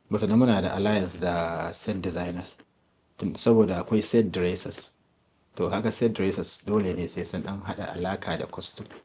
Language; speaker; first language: Hausa; native; Hausa